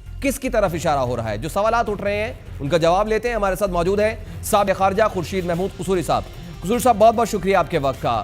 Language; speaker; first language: Urdu; native; Urdu